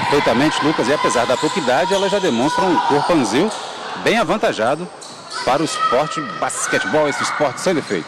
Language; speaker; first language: Portuguese; native; Portuguese